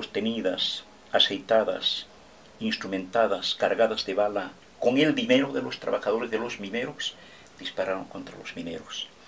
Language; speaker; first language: Spanish; native; Spanish